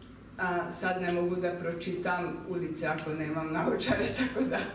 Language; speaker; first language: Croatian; non-native, local second language; Hungarian